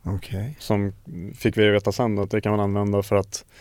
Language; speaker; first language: Swedish; native; Swedish